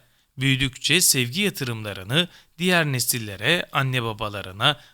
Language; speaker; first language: Turkish; native; Turkish